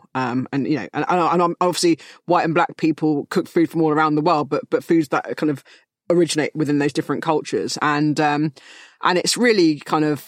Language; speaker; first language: English; native; English